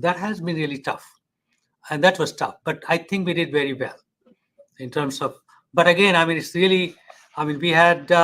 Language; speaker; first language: English; non-native, fluent; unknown